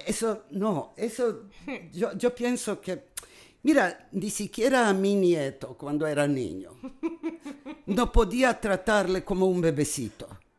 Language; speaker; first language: Spanish; non-native, fluent; Serbian